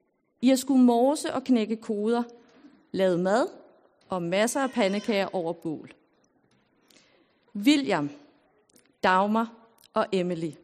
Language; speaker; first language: Danish; native; Danish